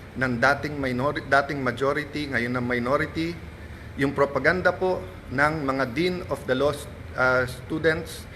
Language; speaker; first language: Filipino; native; Filipino